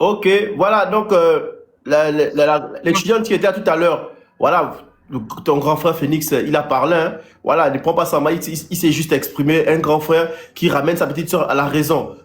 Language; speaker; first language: French; native; French